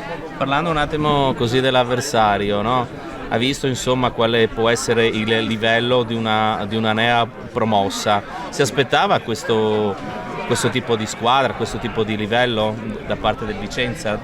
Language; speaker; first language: Italian; native; Italian